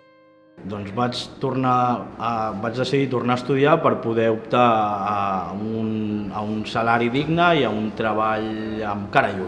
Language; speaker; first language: Catalan; non-native, fluent; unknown